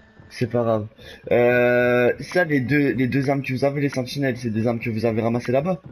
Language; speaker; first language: French; native; French